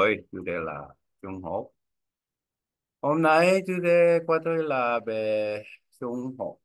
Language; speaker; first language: Vietnamese; non-native, learner; Korean